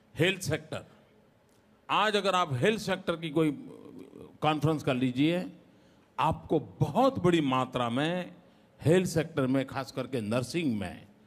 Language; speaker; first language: Hindi; non-native, local second language; Gujarati